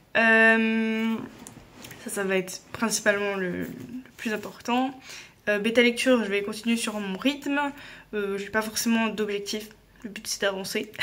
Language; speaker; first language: French; native; French